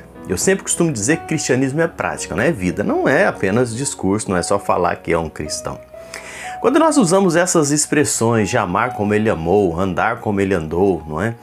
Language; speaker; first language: Portuguese; native; Portuguese